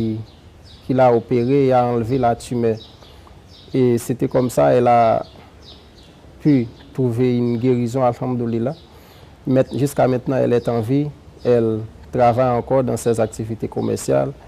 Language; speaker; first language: French; non-native, local second language; Haitian Creole